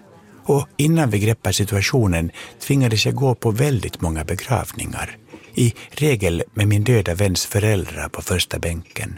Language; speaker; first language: Swedish; native; Swedish